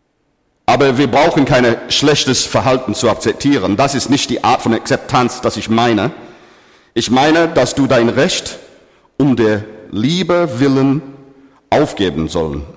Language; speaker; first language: German; non-native, fluent; English